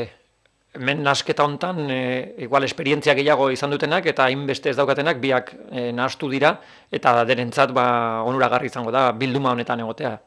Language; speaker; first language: Basque; native; Basque